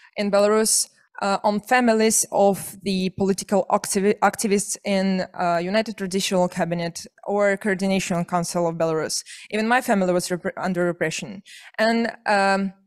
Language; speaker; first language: English; non-native, fluent; Belarusian